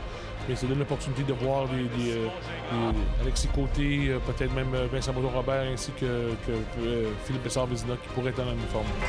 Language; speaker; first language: French; native; French